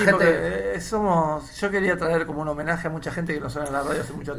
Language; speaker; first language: Spanish; native; Spanish